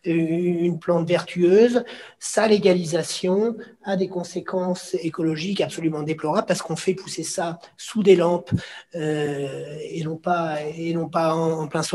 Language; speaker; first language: French; native; French